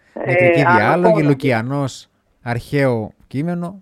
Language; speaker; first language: Greek; native; Greek